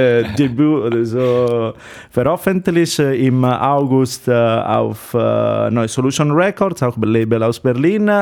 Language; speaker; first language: German; non-native, learner; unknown